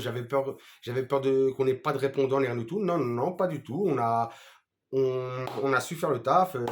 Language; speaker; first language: French; native; French